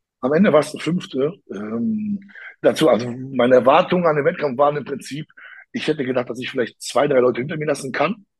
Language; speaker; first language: German; early bilingual, other home language; Polish